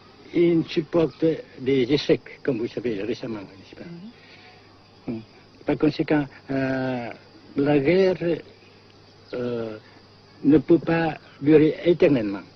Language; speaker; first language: French; non-native, local second language; Vietnamese